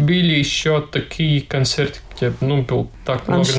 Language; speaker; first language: Russian; non-native, local second language; Latvian